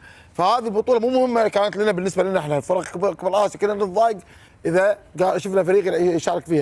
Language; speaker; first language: Arabic; native; Arabic